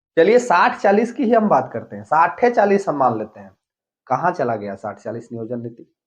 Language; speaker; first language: Hindi; native; Hindi